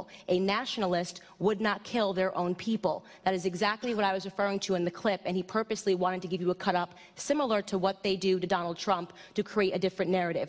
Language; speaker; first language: English; native; English